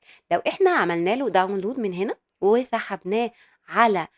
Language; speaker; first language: Arabic; native; Arabic